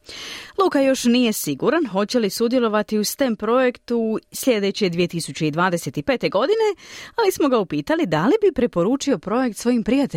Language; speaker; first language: Serbian; native; Serbian